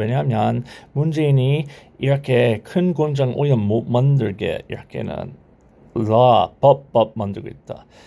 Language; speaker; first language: Korean; non-native, learner; English